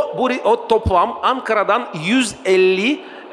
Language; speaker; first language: Turkish; non-native, fluent; Russian